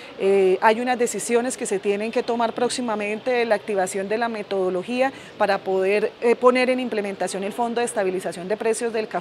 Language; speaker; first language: Spanish; native; Spanish